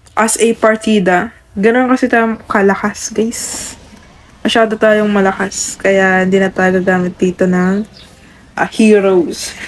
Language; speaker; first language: Filipino; native; Filipino